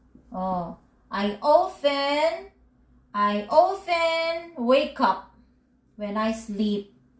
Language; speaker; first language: English; non-native, local second language; Filipino